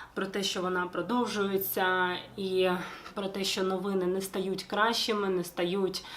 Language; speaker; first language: Ukrainian; non-native, local second language; Russian